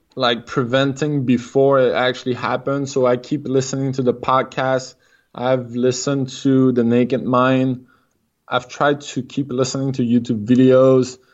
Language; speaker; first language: English; non-native, fluent; French